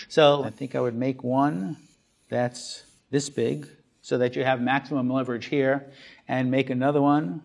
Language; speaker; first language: English; native; English